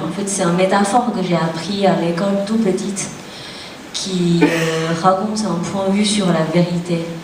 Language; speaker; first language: French; non-native, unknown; Chinese